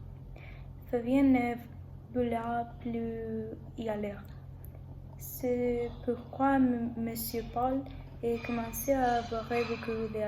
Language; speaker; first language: French; non-native, learner; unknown